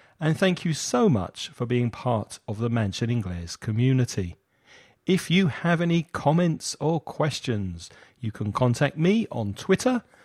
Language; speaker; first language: English; native; English